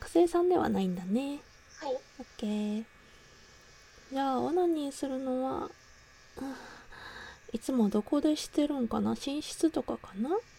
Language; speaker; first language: Japanese; native; Japanese